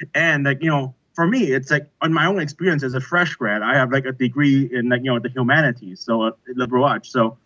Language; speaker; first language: English; non-native, local second language; Cantonese